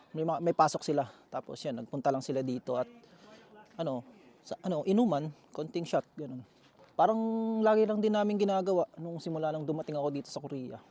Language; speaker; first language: Filipino; native; Filipino